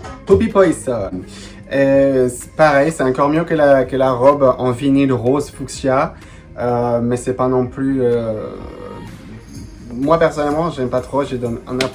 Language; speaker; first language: French; non-native, fluent; Spanish